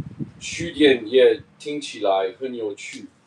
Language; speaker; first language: Chinese; non-native, learner; English